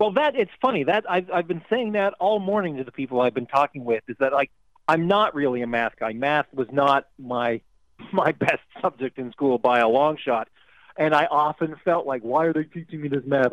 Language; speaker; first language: English; native; English